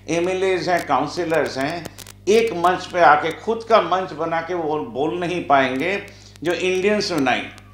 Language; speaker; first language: Hindi; non-native, local second language; Bangla